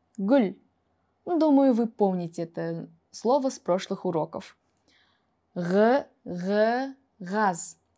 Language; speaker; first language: Russian; non-native, local second language; Kara-Kalpak